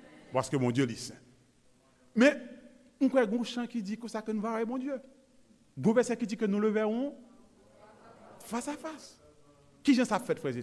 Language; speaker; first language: French; non-native, local second language; Haitian Creole